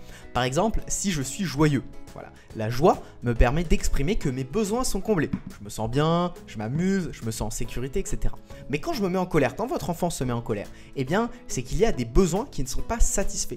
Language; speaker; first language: French; native; French